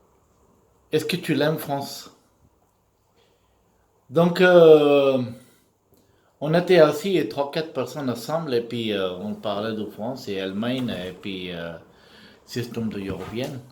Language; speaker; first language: French; non-native, learner; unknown